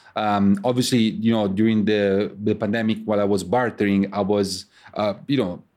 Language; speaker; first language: English; non-native, fluent; Italian